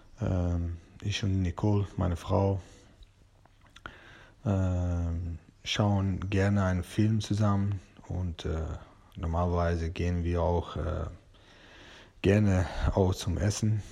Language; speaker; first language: German; non-native, fluent; Persian